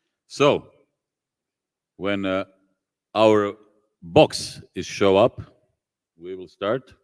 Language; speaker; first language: English; non-native, fluent; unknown